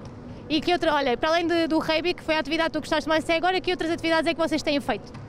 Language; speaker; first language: Portuguese; native; Portuguese